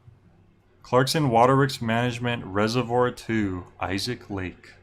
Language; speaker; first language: English; native; English